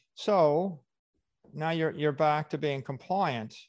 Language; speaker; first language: English; native; English